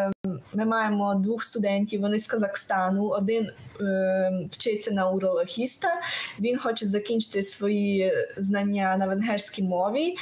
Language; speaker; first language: Ukrainian; non-native, local second language; Hungarian